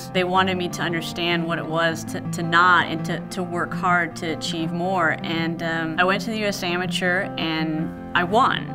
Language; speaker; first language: English; native; English